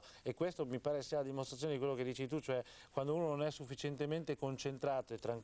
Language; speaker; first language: Italian; native; Italian